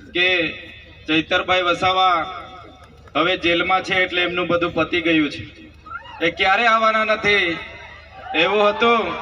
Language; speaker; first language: Gujarati; non-native, local second language; Vasavi